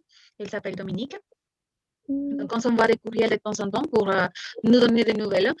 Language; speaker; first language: French; non-native, fluent; Spanish